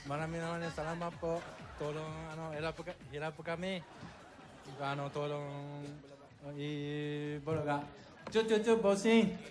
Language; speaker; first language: Filipino; non-native, learner; Japanese